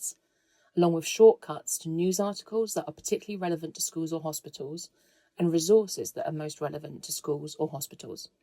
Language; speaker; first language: English; native; English